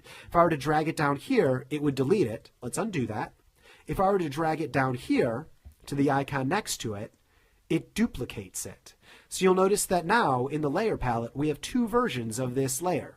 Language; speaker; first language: English; native; English